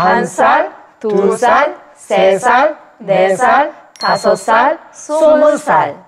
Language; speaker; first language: Korean; non-native, learner; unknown